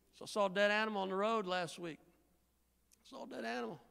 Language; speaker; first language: English; native; English